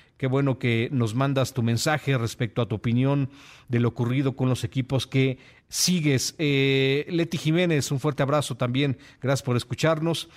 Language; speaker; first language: Spanish; native; Spanish